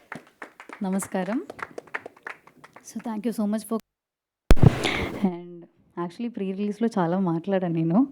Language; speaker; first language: Telugu; non-native, learner; Malayalam